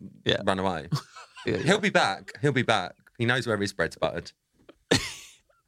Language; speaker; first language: English; native; English